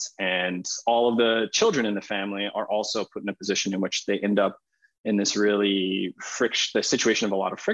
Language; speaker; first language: English; native; English